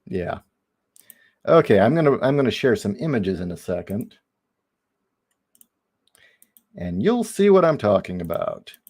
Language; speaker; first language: English; native; English